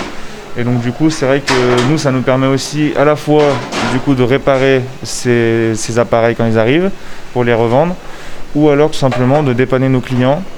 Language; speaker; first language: French; native; French